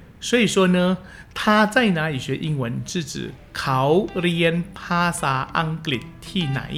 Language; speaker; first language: Chinese; early bilingual, heritage; Chinese